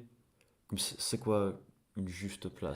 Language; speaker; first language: French; non-native, fluent; English